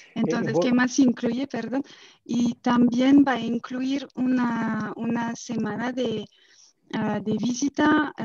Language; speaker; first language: Spanish; non-native, fluent; French